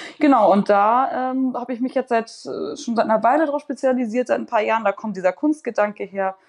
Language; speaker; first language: German; native; German